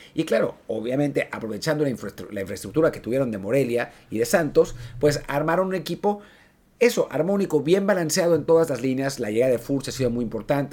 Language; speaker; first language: Spanish; native; Spanish